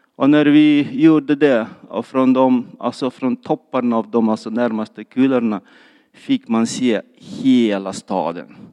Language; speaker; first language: Swedish; non-native, fluent; Kyrgyz